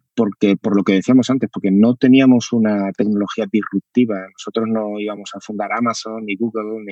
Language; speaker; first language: Spanish; native; Spanish